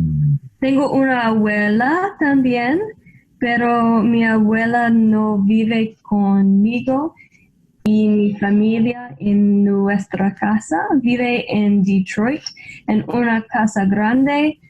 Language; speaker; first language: Spanish; non-native, learner; English